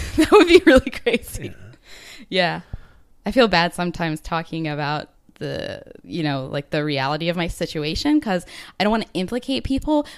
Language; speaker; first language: English; native; English